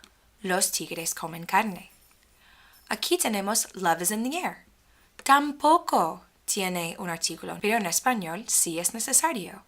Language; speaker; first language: Spanish; non-native, fluent; English